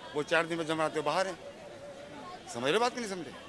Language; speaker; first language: Hindi; native; Hindi